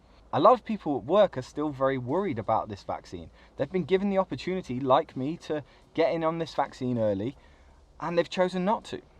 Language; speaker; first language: English; native; English